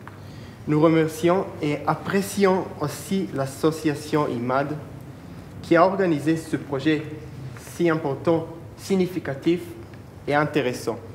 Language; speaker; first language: French; non-native, fluent; Hebrew